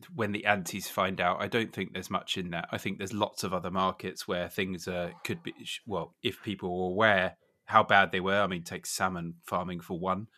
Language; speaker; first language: English; native; English